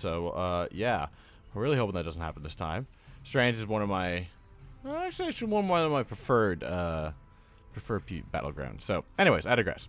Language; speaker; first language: English; native; English